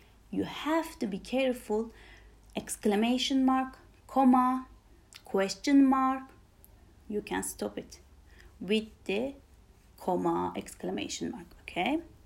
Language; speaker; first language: English; non-native, fluent; Turkish